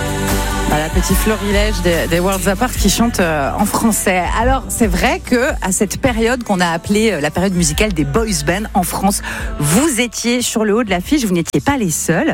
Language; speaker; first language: French; native; French